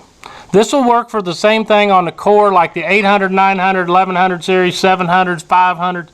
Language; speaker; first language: English; native; English